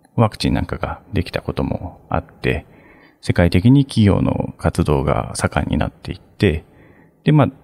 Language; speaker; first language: Japanese; native; Japanese